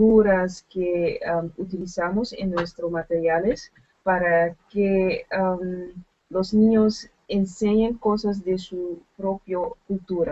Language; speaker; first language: Spanish; non-native, learner; Dutch